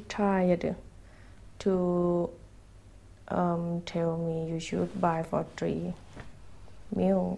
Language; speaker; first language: English; non-native, learner; Thai